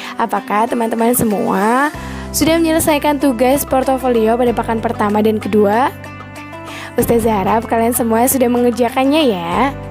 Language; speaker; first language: Indonesian; native; Indonesian